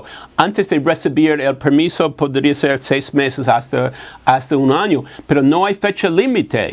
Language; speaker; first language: Spanish; non-native, fluent; English